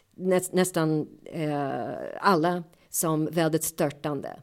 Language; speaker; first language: Swedish; non-native, fluent; English